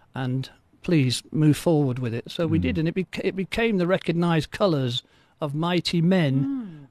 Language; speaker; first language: English; native; English